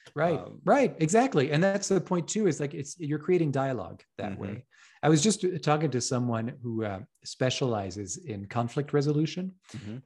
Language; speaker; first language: English; non-native, fluent; French